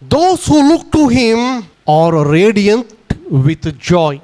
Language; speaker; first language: English; non-native, local second language; Telugu